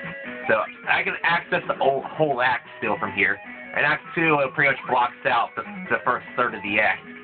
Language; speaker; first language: English; native; English